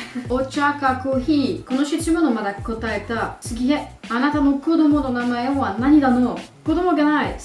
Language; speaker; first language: Japanese; non-native, learner; French